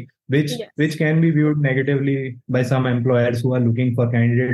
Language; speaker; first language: English; non-native, local second language; Hindi